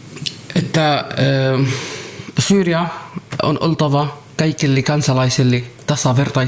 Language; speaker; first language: Finnish; non-native, learner; Arabic